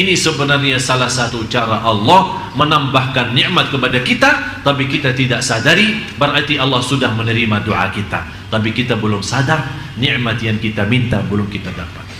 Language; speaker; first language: Indonesian; non-native, fluent; Arabic